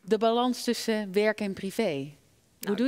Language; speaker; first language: Dutch; native; Dutch